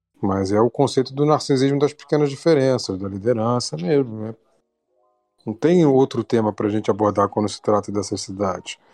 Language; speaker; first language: Portuguese; native; Portuguese